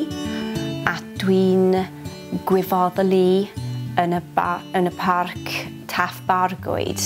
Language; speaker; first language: Welsh; non-native, learner; English